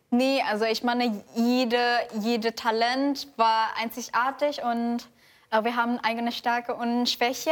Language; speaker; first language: German; non-native, fluent; Indonesian